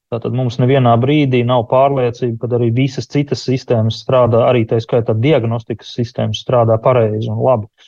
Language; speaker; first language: Latvian; native; Latvian